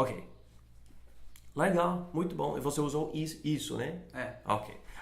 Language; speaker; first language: Portuguese; non-native, fluent; English